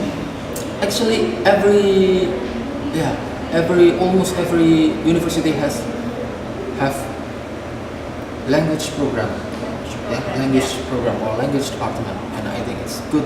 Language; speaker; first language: English; non-native, fluent; Indonesian